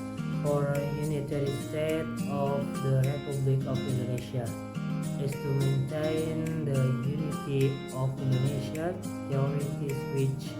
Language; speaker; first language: English; non-native, learner; Indonesian